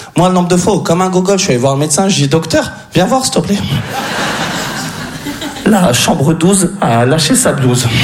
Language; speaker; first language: French; early bilingual, other home language; Arabic